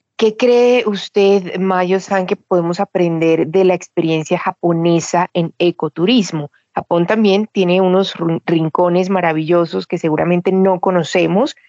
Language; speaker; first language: Spanish; native; Spanish